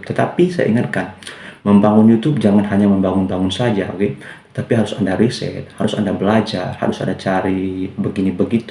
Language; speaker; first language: Indonesian; native; Indonesian